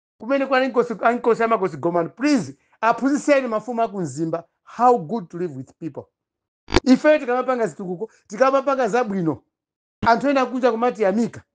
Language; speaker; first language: Nyanja; non-native, local second language; Tumbuka